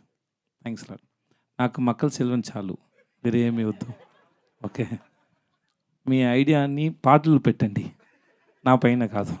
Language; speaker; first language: Telugu; non-native, learner; Tamil